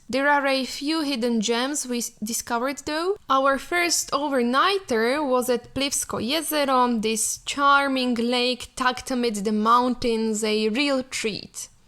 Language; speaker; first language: English; non-native, fluent; Slovak